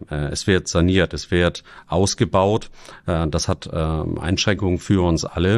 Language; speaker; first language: German; native; German